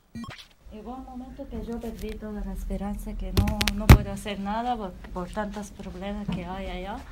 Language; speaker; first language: Spanish; non-native, fluent; Arabic